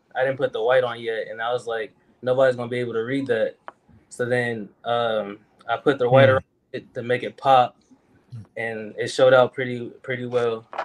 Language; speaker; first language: English; native; English